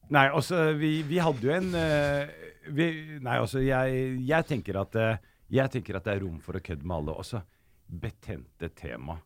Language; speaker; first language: Norwegian; early bilingual, other home language; Arabic